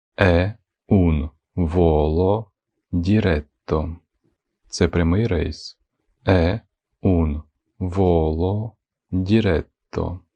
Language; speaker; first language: Italian; non-native, fluent; Ukrainian